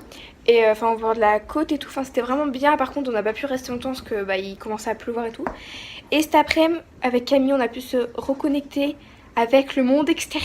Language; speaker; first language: French; native; French